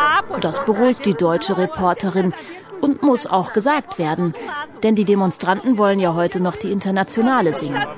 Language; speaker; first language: German; native; German